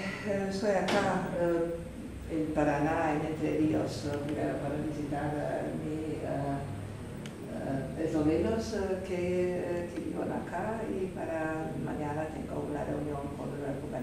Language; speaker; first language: Spanish; non-native, learner; Slovenian